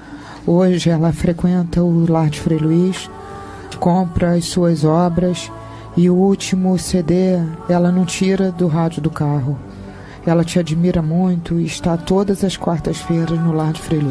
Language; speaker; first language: Portuguese; native; Portuguese